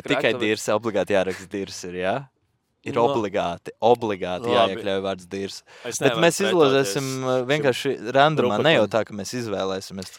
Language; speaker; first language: Latvian; native; Latvian